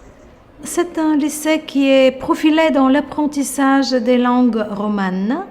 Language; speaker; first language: French; non-native, local second language; Bulgarian